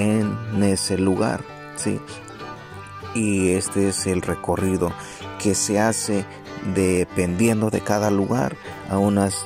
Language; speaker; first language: Spanish; native; Spanish